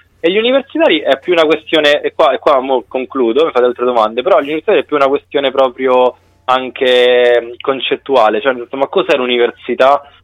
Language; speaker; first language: Italian; native; Italian